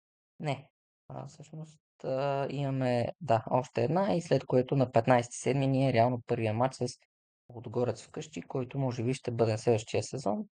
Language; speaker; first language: Bulgarian; native; Bulgarian